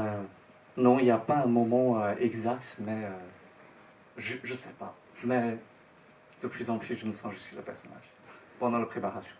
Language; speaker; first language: French; non-native, learner; Chinese